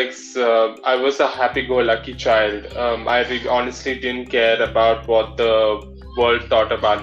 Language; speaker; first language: English; non-native, local second language; Malayalam